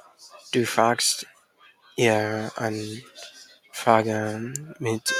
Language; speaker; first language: German; non-native, learner; English